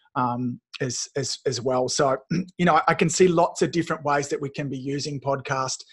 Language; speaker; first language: English; native; English